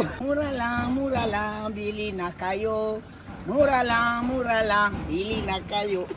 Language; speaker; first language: Filipino; non-native, learner; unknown